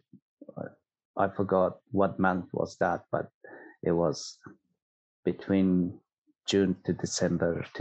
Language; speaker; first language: English; non-native, fluent; Persian